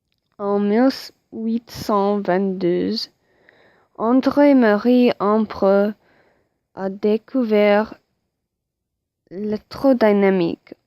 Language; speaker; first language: French; non-native, learner; English